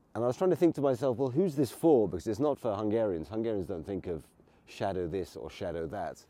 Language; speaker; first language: English; native; English